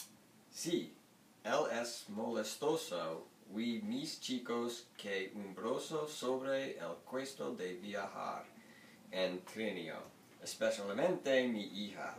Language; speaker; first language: Spanish; non-native, learner; English